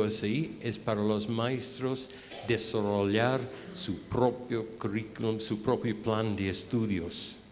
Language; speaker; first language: Spanish; non-native, fluent; English